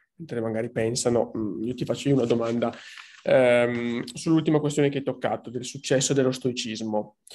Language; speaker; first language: Italian; native; Italian